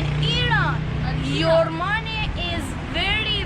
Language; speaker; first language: English; non-native, learner; Persian